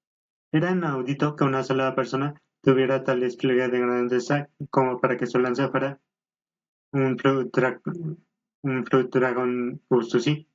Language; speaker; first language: Spanish; native; Spanish